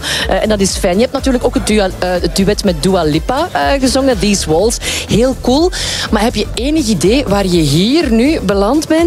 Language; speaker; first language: Dutch; native; Dutch